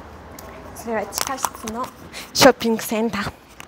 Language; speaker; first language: Japanese; non-native, fluent; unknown